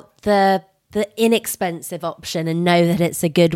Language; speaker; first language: English; native; English